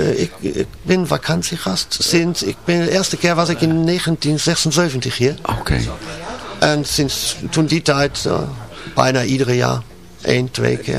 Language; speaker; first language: Dutch; non-native, learner; German